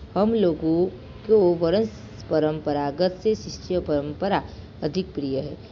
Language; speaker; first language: Hindi; non-native, local second language; Gujarati